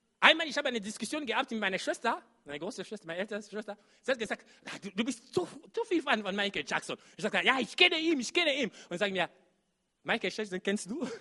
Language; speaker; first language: German; non-native, fluent; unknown